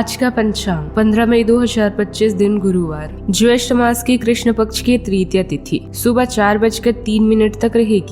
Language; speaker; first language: Hindi; native; Hindi